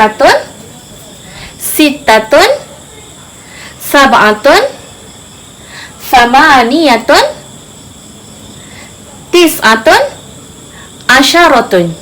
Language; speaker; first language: Arabic; non-native, fluent; Malay